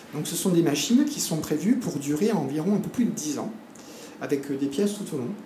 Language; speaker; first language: French; native; French